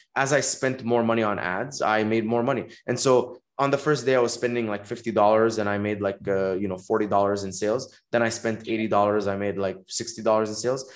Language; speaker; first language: English; non-native, fluent; Arabic